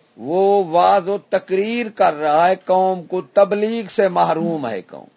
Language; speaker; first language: Urdu; non-native, local second language; Punjabi